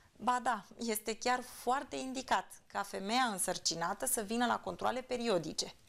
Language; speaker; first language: Romanian; native; Romanian